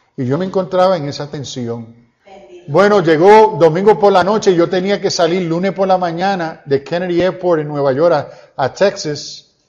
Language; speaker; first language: Spanish; early bilingual, heritage; Spanish